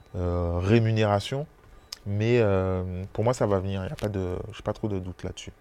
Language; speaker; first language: French; native; French